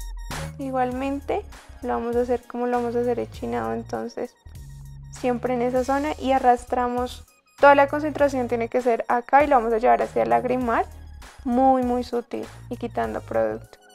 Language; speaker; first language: Spanish; native; Spanish